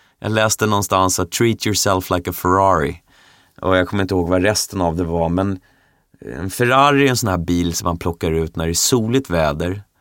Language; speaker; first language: Swedish; native; Swedish